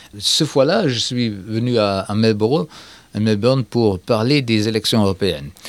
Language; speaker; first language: French; non-native, fluent; German